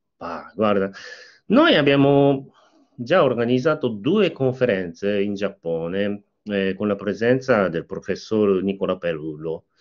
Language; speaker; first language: Italian; non-native, fluent; Japanese